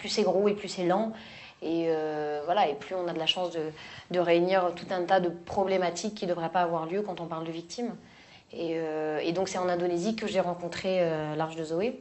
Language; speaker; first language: French; native; French